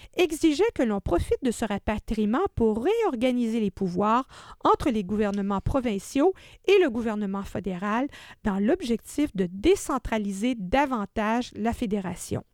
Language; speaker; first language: French; native; French